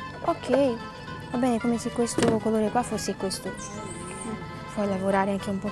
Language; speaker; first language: Italian; non-native, learner; Portuguese